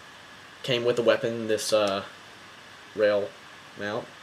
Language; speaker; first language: English; native; English